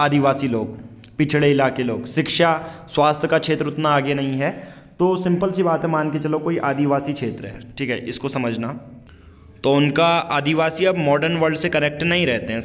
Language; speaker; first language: Hindi; native; Hindi